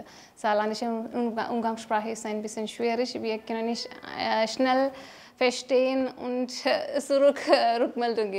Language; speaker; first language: German; non-native, learner; Malayalam